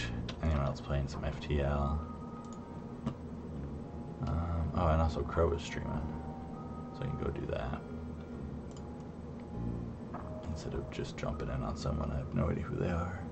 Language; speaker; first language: English; native; English